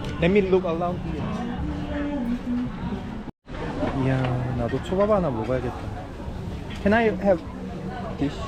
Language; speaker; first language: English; non-native, learner; Korean